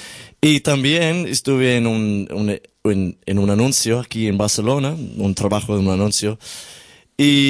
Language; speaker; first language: Spanish; non-native, learner; English